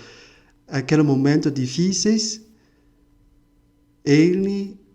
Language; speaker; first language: Portuguese; non-native, fluent; Vietnamese